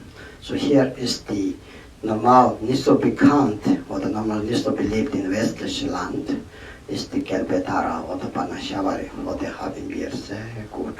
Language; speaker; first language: German; non-native, learner; Tibetan